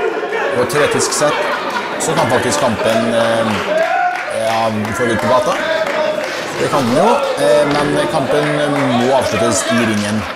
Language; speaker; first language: Norwegian; native; Norwegian